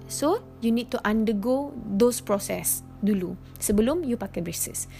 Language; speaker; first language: English; non-native, local second language; Malay